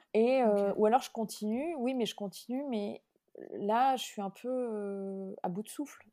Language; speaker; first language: French; native; French